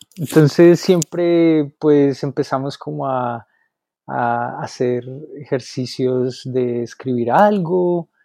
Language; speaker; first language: Spanish; native; Spanish